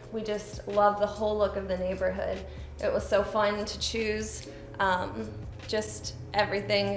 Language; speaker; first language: English; native; English